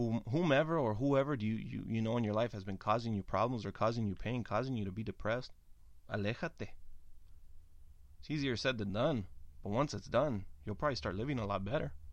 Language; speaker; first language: English; early bilingual, other home language; Spanish